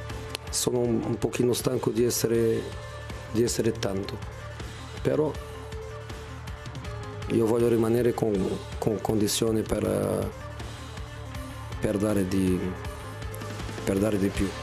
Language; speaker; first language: Italian; non-native, fluent; Portuguese